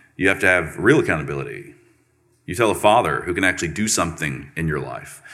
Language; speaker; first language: English; native; English